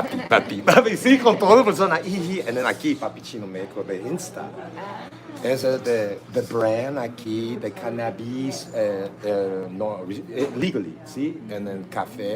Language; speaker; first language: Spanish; non-native, learner; English